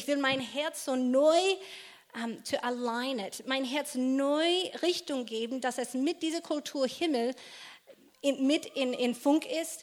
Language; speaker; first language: German; non-native, fluent; English